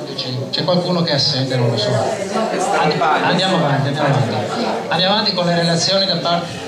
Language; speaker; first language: Italian; native; Italian